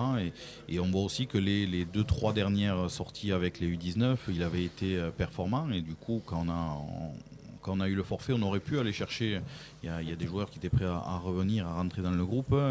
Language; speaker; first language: French; native; French